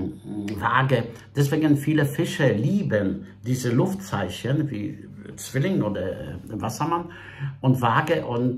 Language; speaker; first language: German; non-native, fluent; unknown